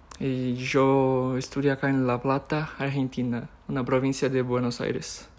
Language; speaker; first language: Spanish; non-native, fluent; Portuguese